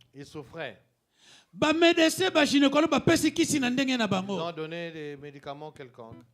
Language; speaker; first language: French; non-native, local second language; Lingala